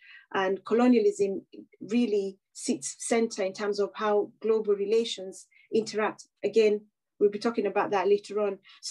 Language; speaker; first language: English; non-native, local second language; Kikuyu